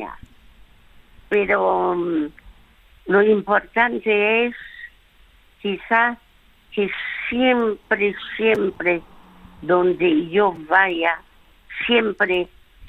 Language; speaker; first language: Spanish; early bilingual, other home language; French